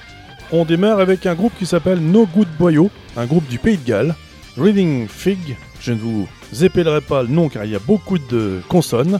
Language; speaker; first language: French; native; French